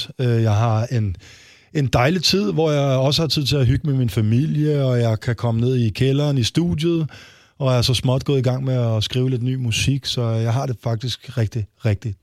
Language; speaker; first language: Danish; native; Danish